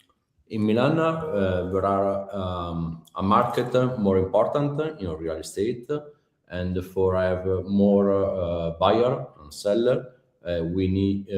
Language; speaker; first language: English; non-native, learner; Italian